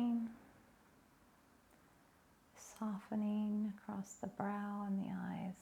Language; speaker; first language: English; native; English